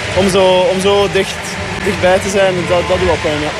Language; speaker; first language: Dutch; non-native, local second language; French